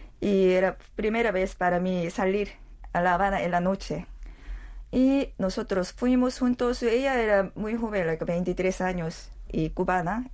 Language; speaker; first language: Spanish; non-native, learner; Korean